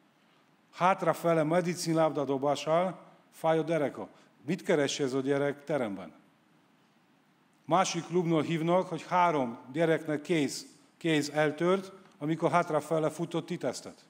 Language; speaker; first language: Hungarian; non-native, fluent; Polish